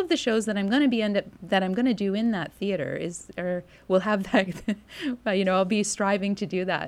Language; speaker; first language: English; native; English